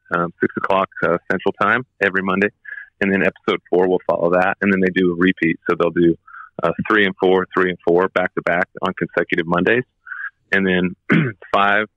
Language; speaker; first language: English; native; English